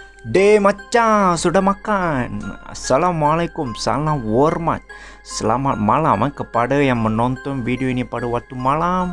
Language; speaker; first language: Malay; native; Malay